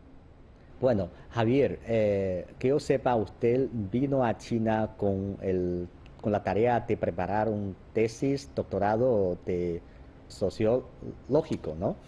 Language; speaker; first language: Spanish; non-native, fluent; Chinese